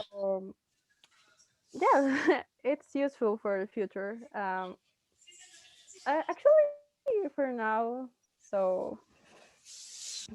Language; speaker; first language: English; non-native, learner; Spanish